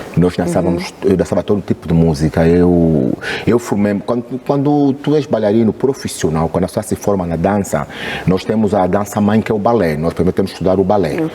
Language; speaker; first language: Portuguese; native; Portuguese